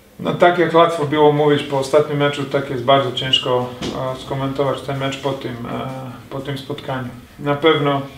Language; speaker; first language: Polish; non-native, fluent; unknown